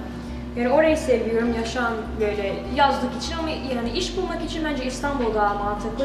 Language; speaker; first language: Turkish; early bilingual, heritage; Turkish